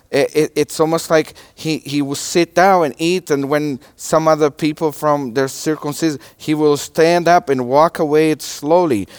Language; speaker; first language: English; non-native, learner; Portuguese